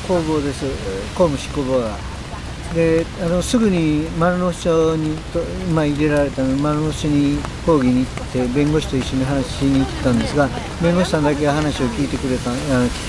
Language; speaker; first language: Japanese; native; Japanese